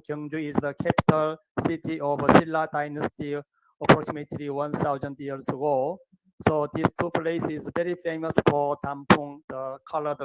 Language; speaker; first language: English; non-native, fluent; Korean